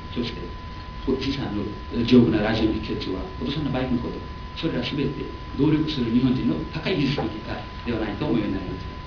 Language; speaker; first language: Japanese; non-native, fluent; Nepali